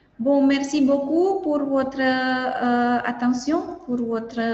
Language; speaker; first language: French; non-native, fluent; Indonesian